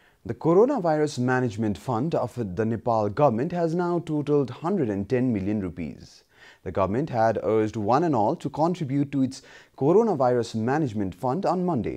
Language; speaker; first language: English; non-native, fluent; Nepali